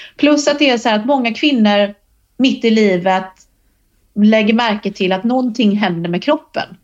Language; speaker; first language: Swedish; native; Swedish